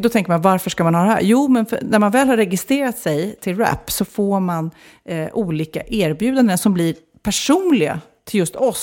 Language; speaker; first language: Swedish; native; Swedish